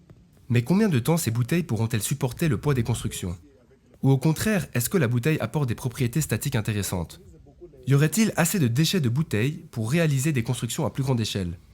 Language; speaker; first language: French; native; French